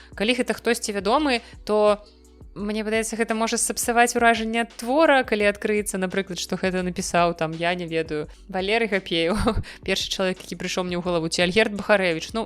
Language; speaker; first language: Belarusian; non-native, local second language; Russian